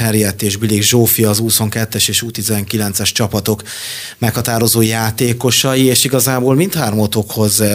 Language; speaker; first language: Hungarian; native; Hungarian